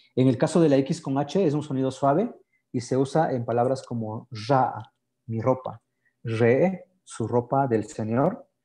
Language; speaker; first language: Spanish; native; Spanish